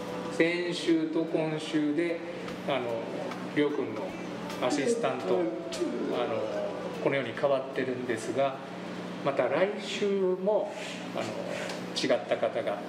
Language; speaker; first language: Japanese; native; Japanese